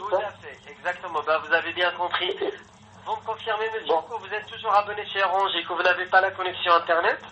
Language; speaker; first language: French; native; French